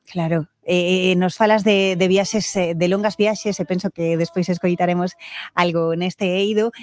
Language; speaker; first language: Galician; non-native, local second language; Spanish